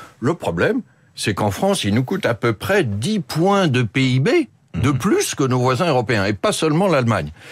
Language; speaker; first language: French; native; French